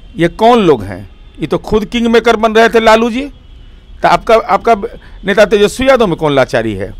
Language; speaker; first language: Hindi; native; Hindi